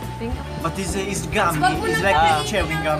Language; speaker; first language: English; non-native, learner; Italian